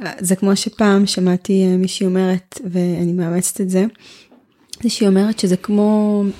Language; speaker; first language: Hebrew; native; Hebrew